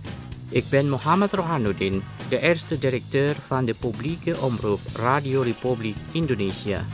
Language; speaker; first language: Dutch; non-native, learner; Indonesian